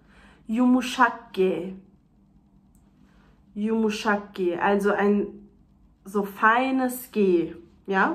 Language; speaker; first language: German; non-native, fluent; Turkish